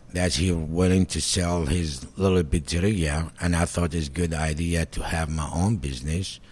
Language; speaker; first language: English; non-native, fluent; Arabic